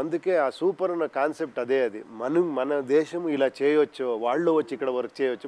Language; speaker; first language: Telugu; non-native, local second language; Kannada